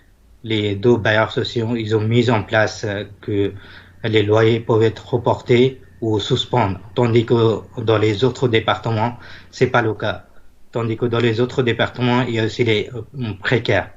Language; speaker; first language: French; non-native, fluent; Bangla